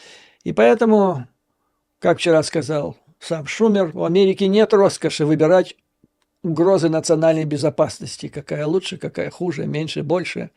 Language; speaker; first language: Russian; native; Russian